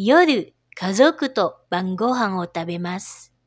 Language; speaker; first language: Japanese; non-native, fluent; Indonesian